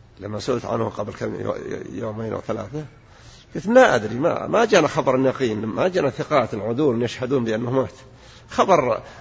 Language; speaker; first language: Arabic; native; Arabic